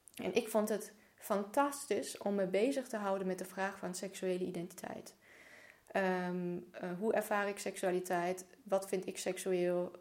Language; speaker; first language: Dutch; non-native, fluent; German